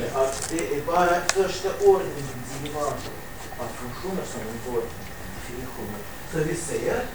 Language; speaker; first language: Swedish; non-native, fluent; Russian